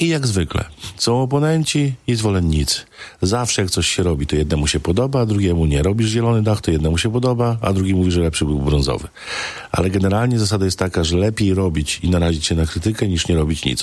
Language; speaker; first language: Polish; native; Polish